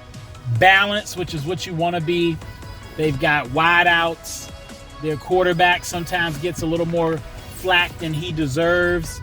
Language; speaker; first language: English; native; English